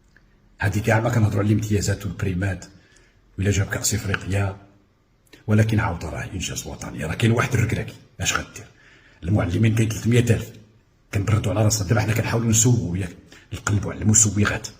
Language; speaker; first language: Arabic; native; Arabic